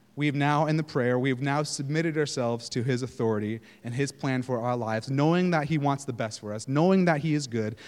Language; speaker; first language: English; native; English